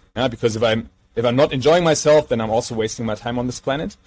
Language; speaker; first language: English; non-native, fluent; German